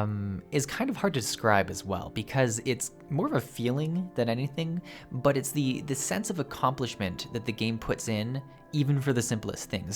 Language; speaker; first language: English; native; English